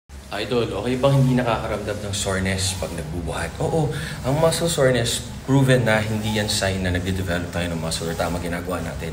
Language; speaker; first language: Filipino; native; Filipino